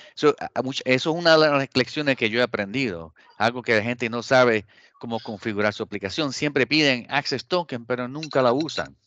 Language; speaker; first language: Spanish; early bilingual, heritage; Spanish